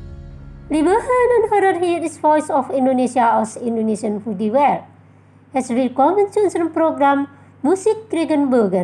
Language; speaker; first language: German; non-native, fluent; Indonesian